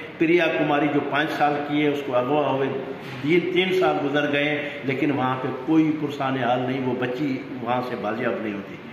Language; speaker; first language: Urdu; non-native, local second language; Sindhi